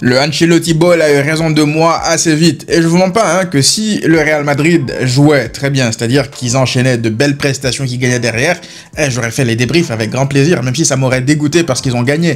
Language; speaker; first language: French; native; French